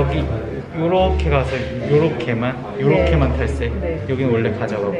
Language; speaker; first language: Korean; native; Korean